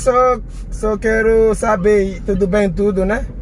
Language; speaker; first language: Portuguese; non-native, learner; Indonesian